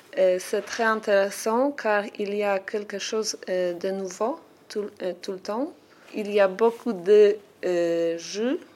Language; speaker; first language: French; non-native, learner; Polish